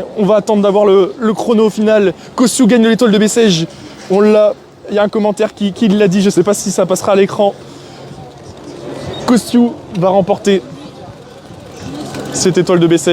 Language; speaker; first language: French; native; French